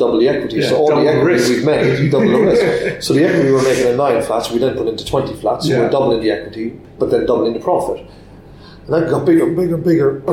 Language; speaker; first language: English; native; English